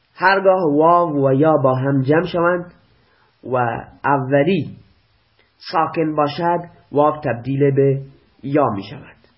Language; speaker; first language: Persian; non-native, local second language; Baluchi